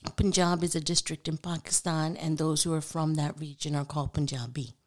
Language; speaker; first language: English; non-native, local second language; Urdu